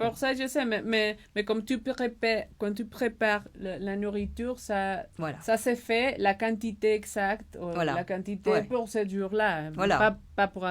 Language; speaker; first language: French; non-native, learner; Spanish